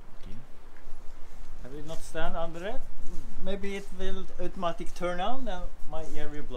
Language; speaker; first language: English; non-native, fluent; Norwegian